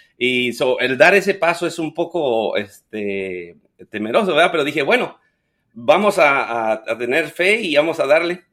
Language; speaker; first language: Spanish; native; Spanish